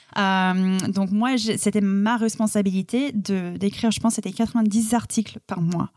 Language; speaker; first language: French; non-native, fluent; English